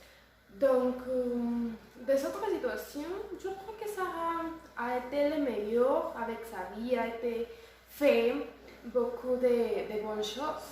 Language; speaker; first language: French; non-native, learner; Spanish